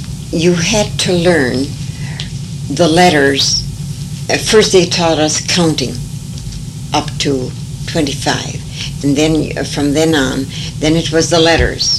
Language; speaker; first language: English; early bilingual, other home language; French